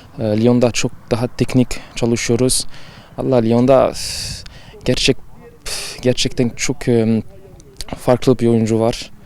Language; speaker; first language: Turkish; early bilingual, heritage; Turkish